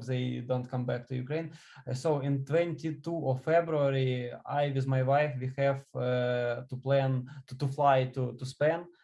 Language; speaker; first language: English; non-native, learner; Ukrainian